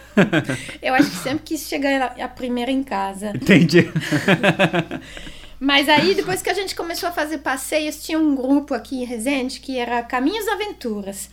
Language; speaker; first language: Portuguese; non-native, fluent; French